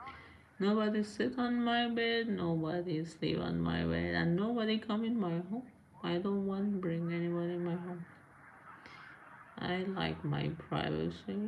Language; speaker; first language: English; non-native, learner; Persian